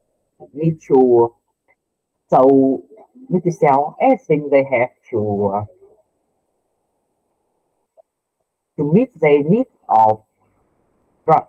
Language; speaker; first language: English; non-native, learner; Vietnamese